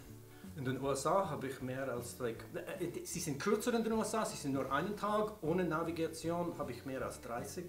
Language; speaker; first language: German; non-native, learner; English